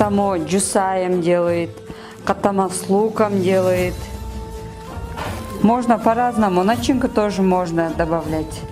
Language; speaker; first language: Russian; non-native, local second language; Kyrgyz